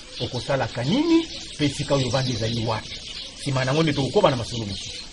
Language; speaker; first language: Lingala; non-native, local second language; Kongo